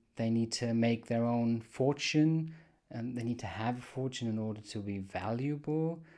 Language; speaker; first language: English; non-native, fluent; German